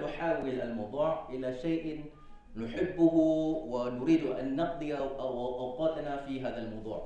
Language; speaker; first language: Arabic; non-native, fluent; Malay